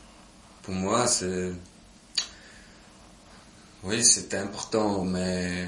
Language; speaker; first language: French; non-native, local second language; German